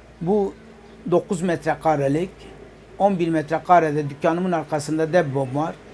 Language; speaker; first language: Turkish; non-native, local second language; Kurdish